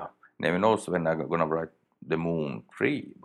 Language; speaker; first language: English; non-native, learner; Swedish